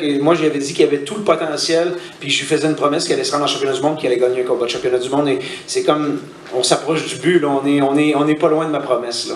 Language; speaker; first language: French; native; French